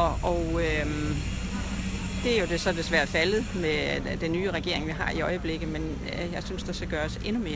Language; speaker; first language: Danish; native; Danish